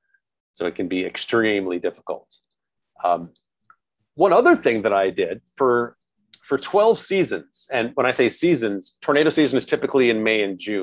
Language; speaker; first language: English; native; English